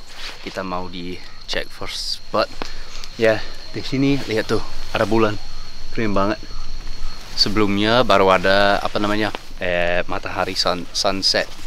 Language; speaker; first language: Indonesian; non-native, fluent; English